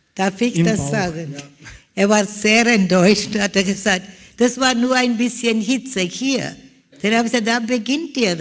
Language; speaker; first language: German; non-native, learner; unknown